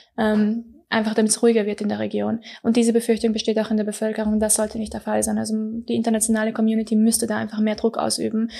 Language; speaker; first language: German; early bilingual, other home language; Persian